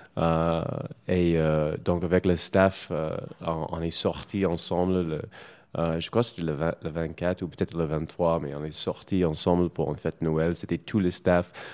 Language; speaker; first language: French; non-native, fluent; English